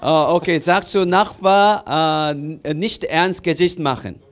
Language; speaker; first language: German; non-native, learner; Korean